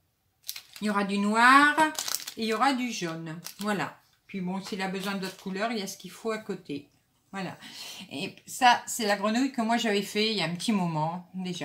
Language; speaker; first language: French; native; French